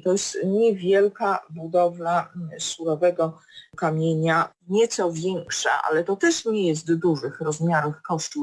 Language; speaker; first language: Polish; native; Polish